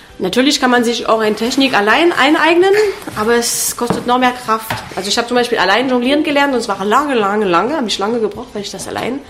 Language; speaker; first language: German; non-native, fluent; French